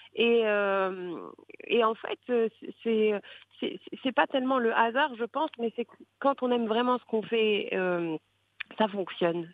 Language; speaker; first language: French; non-native, local second language; Arabic